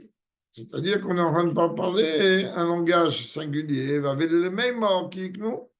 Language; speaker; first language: French; native; French